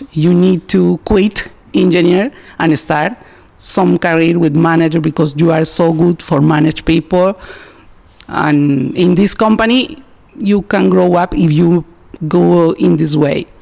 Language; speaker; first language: English; non-native, learner; Spanish